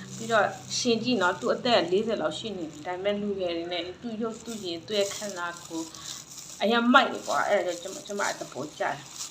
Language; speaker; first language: Burmese; non-native, local second language; S'gaw Karen